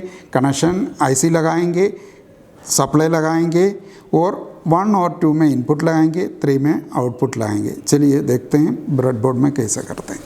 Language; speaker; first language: Hindi; native; Hindi